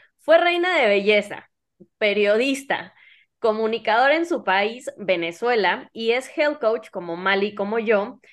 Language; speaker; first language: Spanish; native; Spanish